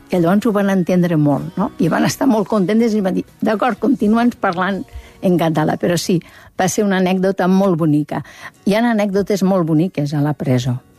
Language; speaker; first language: Catalan; native; Catalan